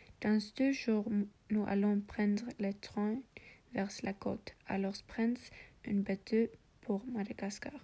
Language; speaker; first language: French; non-native, learner; English